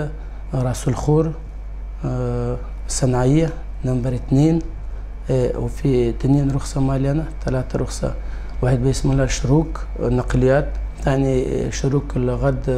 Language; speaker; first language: Arabic; non-native, learner; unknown